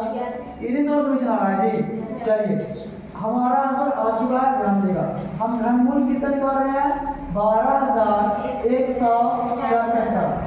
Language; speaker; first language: Hindi; native; Hindi